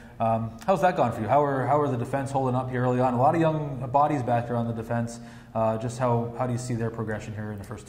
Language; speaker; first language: English; native; English